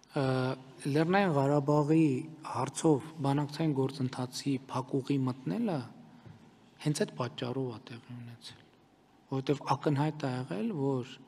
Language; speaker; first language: Armenian; native; Armenian